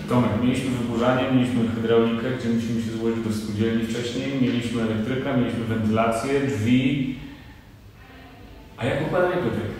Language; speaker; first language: Polish; native; Polish